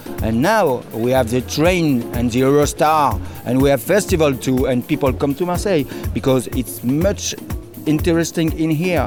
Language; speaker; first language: English; non-native, fluent; French